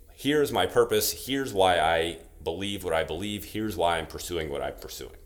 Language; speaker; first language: English; native; English